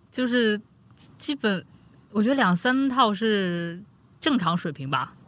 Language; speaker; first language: Chinese; native; Chinese